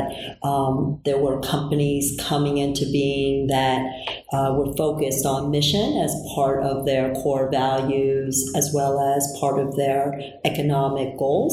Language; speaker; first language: English; early bilingual, other home language; Korean